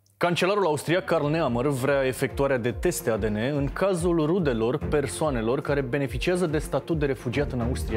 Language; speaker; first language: Romanian; native; Romanian